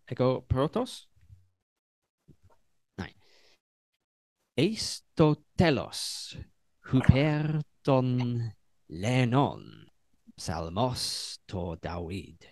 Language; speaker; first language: Greek; non-native, learner; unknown